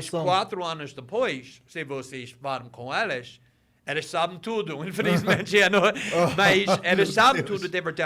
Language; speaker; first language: Portuguese; non-native, fluent; English